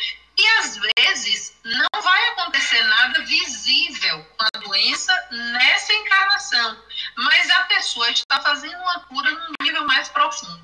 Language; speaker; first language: Portuguese; native; Portuguese